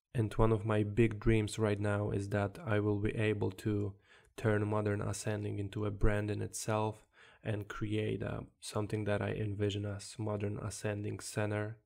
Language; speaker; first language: English; non-native, fluent; Polish